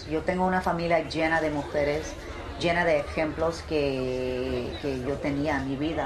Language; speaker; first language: Spanish; early bilingual, heritage; English